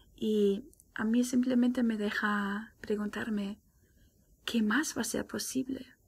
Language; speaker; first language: Spanish; non-native, fluent; German